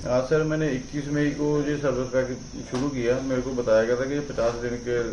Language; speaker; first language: Hindi; non-native, local second language; Punjabi